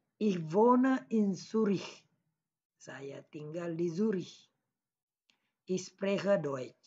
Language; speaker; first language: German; non-native, learner; Indonesian